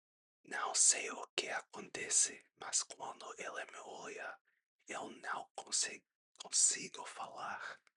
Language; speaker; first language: Portuguese; non-native, learner; English